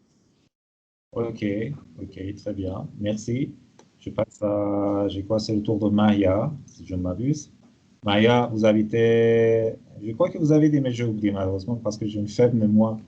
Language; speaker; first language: French; non-native, fluent; Persian